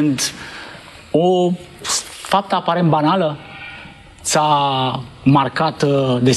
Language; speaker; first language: Romanian; native; Romanian